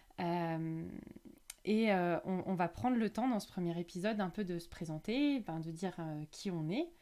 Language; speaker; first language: French; native; French